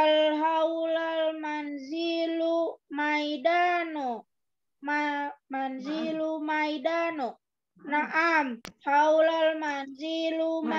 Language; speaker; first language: Arabic; non-native, learner; Indonesian